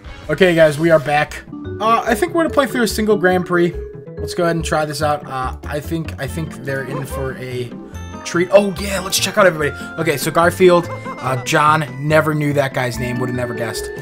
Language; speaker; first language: English; native; English